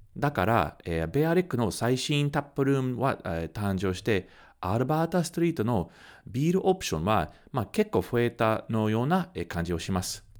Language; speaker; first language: Japanese; non-native, fluent; English